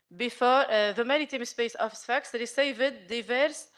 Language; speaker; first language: English; non-native, learner; Arabic